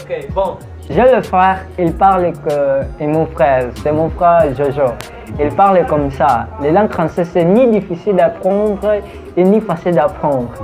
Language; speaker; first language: French; non-native, learner; Portuguese